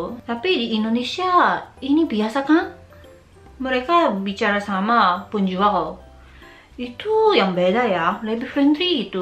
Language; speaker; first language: Indonesian; non-native, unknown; Japanese